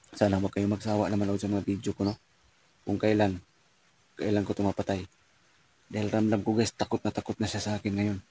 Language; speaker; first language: Filipino; non-native, local second language; Cebuano